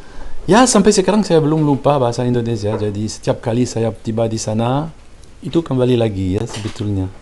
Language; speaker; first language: Indonesian; non-native, fluent; French